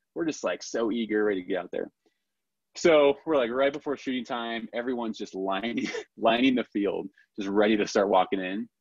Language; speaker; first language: English; native; English